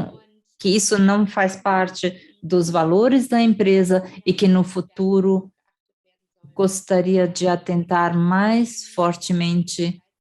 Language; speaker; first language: Portuguese; non-native, fluent; German